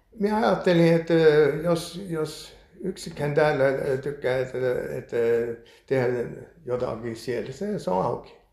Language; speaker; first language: Finnish; early bilingual, heritage; Finnish